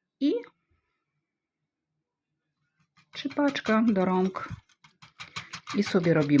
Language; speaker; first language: Polish; non-native, fluent; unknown